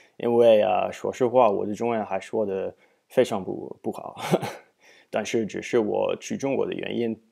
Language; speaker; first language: Chinese; non-native, learner; English